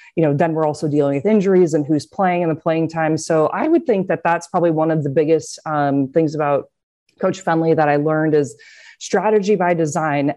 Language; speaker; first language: English; native; English